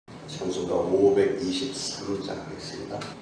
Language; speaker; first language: Korean; native; Korean